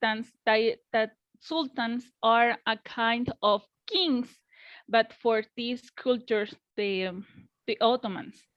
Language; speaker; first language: English; non-native, learner; Spanish